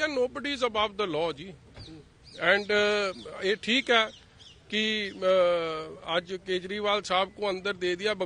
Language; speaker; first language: Hindi; non-native, local second language; Punjabi